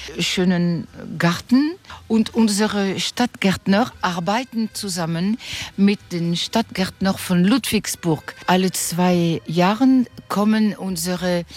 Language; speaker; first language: German; non-native, fluent; French